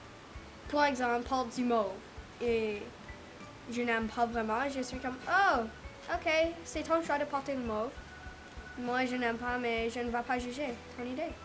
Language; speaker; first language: French; non-native, local second language; English